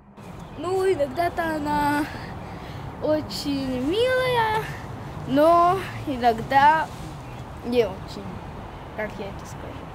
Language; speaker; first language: Russian; early bilingual, heritage; Russian